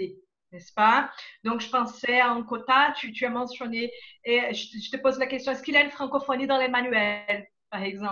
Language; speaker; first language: French; non-native, fluent; Portuguese